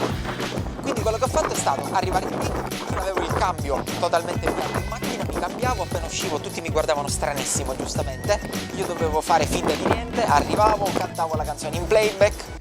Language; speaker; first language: Italian; native; Italian